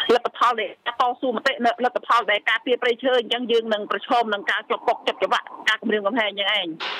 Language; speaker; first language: Khmer; non-native, local second language; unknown